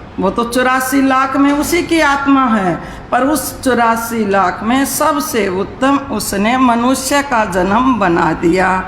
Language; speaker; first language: Hindi; native; Hindi